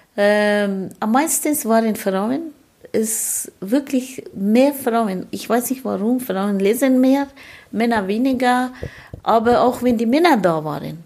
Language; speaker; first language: German; non-native, fluent; Persian